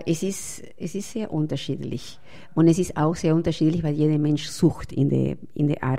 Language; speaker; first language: German; non-native, fluent; Spanish